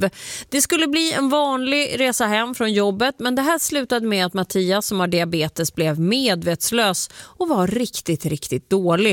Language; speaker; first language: Swedish; native; Swedish